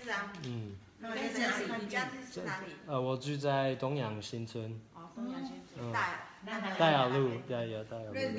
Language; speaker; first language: Chinese; non-native, learner; English